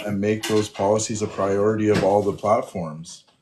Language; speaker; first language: English; native; English